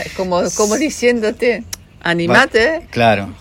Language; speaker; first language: Spanish; non-native, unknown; Dutch